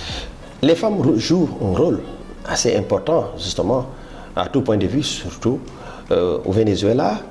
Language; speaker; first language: French; native; French